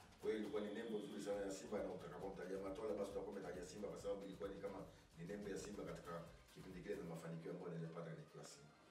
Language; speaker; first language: Swahili; native; Swahili